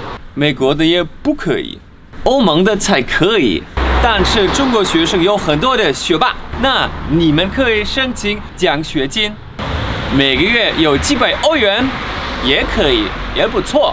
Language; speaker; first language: Chinese; non-native, fluent; German